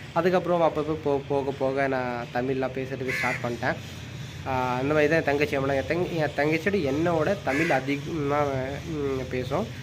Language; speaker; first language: Tamil; non-native, local second language; Hindi